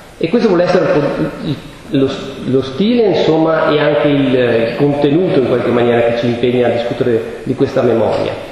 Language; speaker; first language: Italian; native; Italian